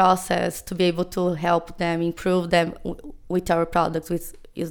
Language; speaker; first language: English; non-native, fluent; Portuguese